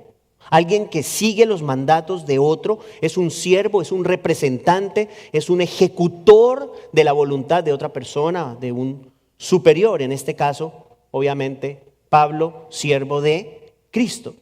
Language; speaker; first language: Spanish; native; Spanish